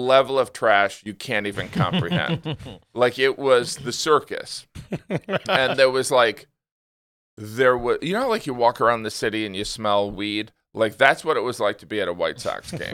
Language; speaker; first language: English; native; English